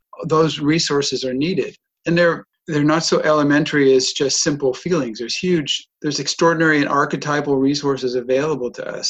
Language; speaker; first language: English; native; English